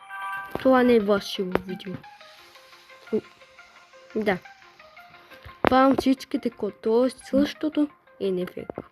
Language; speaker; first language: Bulgarian; non-native, learner; Russian